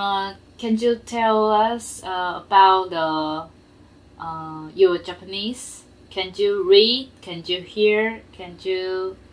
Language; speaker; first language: English; non-native, learner; Japanese